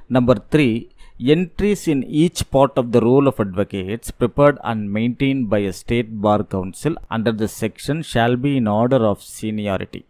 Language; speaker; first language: English; non-native, local second language; Tamil